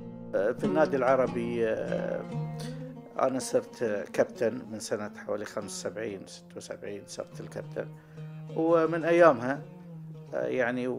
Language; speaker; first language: Arabic; native; Arabic